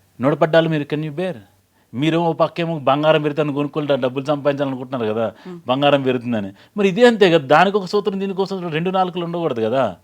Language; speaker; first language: Telugu; native; Telugu